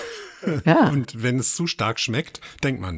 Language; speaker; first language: German; native; German